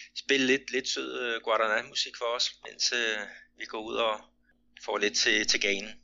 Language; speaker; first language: Danish; native; Danish